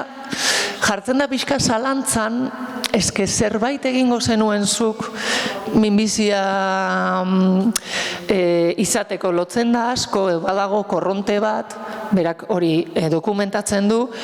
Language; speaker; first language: Basque; native; Basque